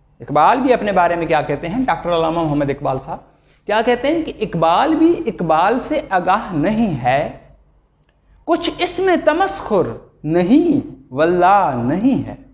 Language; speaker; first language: Urdu; non-native, local second language; Pashto